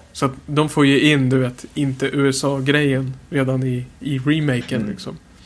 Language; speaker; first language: Swedish; native; Swedish